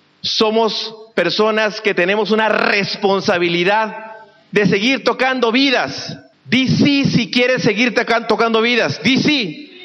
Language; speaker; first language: Spanish; native; Spanish